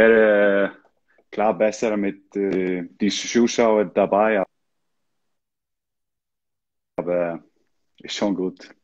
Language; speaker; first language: German; non-native, learner; Icelandic